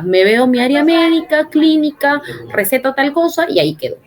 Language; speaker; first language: Spanish; native; Spanish